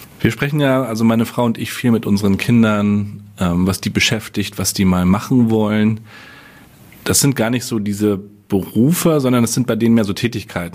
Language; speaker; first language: German; native; German